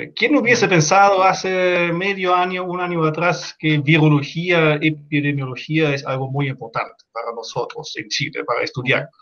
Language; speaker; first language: Spanish; non-native, fluent; German